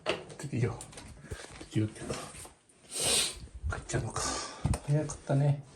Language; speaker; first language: Korean; non-native, learner; Japanese